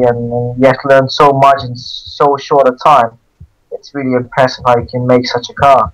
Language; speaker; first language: English; non-native, fluent; Dutch